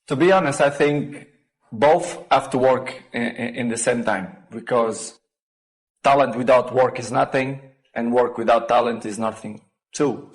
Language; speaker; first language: English; non-native, fluent; Portuguese